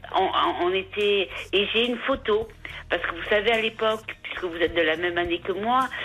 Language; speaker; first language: French; native; French